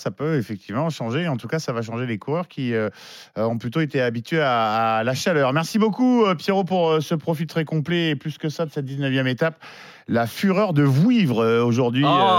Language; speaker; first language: French; native; French